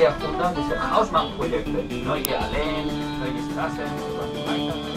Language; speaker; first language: German; non-native, fluent; Spanish